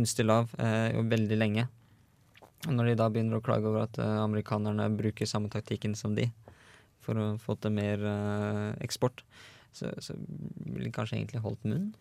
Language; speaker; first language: Norwegian; native; Norwegian